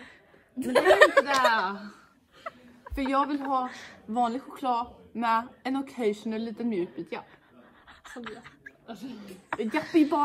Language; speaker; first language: Swedish; native; Swedish